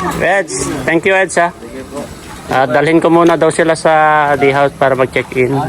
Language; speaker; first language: Filipino; non-native, local second language; Iloko